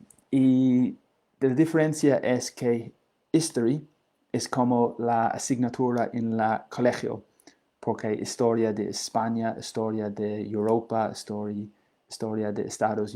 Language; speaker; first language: Spanish; non-native, learner; English